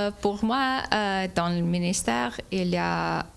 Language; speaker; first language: French; non-native, fluent; English